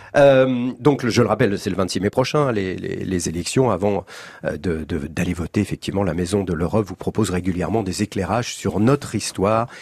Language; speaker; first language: French; native; French